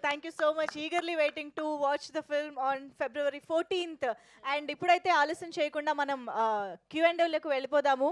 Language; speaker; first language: Telugu; native; Telugu